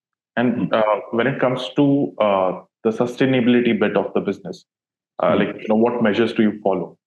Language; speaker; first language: English; non-native, local second language; Hindi